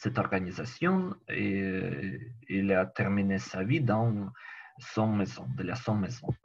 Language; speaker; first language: French; non-native, learner; Ukrainian